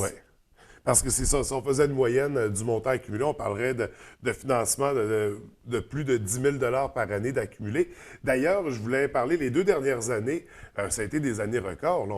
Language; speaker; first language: French; native; French